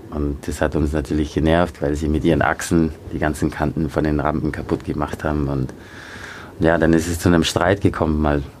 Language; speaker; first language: German; early bilingual, other home language; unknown